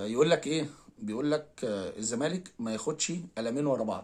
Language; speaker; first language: Arabic; native; Arabic